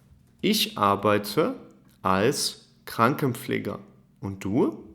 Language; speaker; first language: German; non-native, fluent; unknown